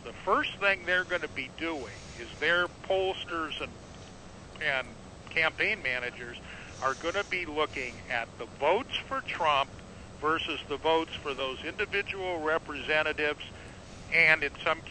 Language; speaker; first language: English; native; English